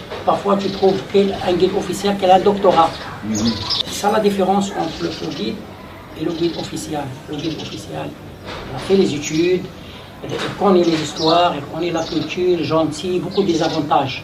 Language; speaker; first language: French; non-native, local second language; Arabic